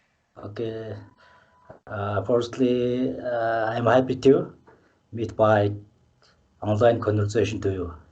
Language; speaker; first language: English; non-native, learner; Mongolian